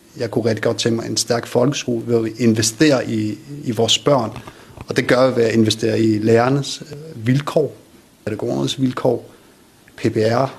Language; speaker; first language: Danish; early bilingual, other home language; Kurdish